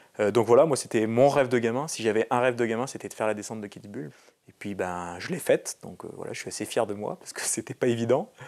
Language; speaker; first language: French; native; French